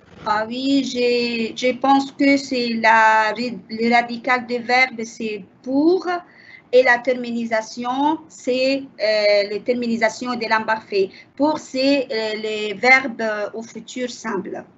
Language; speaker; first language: French; non-native, learner; Arabic